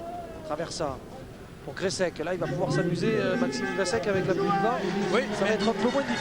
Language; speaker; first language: French; native; French